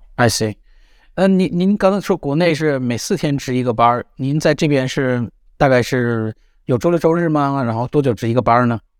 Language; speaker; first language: Chinese; native; Chinese